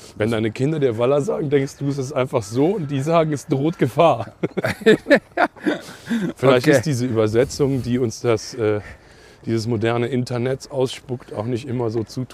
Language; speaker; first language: German; native; German